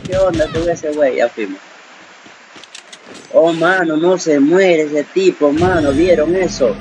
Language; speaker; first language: Spanish; native; Spanish